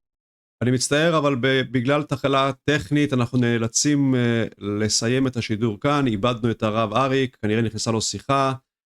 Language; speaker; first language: Hebrew; native; Hebrew